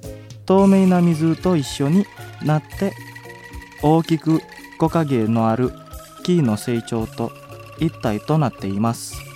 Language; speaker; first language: Japanese; non-native, fluent; Indonesian